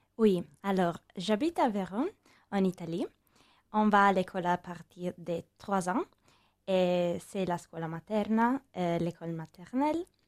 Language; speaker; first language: French; non-native, learner; Italian